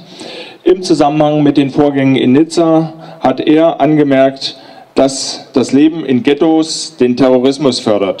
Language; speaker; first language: German; native; German